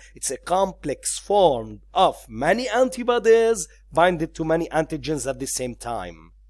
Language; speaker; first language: English; non-native, local second language; Arabic